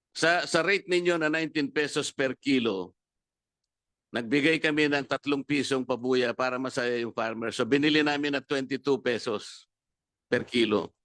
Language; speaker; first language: Filipino; non-native, local second language; Pampanga